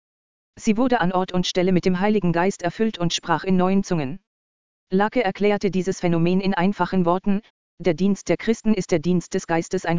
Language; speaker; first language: German; native; German